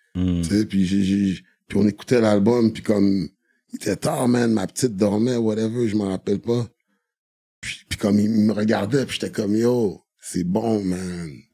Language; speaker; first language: French; native; French